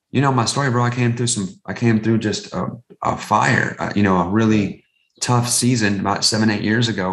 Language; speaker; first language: English; native; English